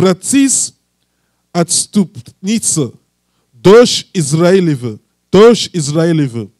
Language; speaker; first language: Russian; non-native, learner; English